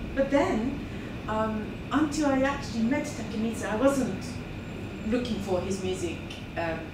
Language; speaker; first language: English; non-native, fluent; Japanese